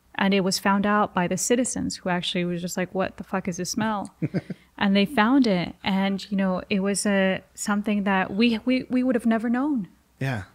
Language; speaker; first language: English; early bilingual, other home language; Spanish